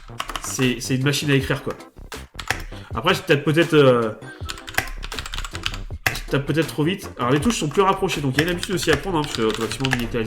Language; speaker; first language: French; native; French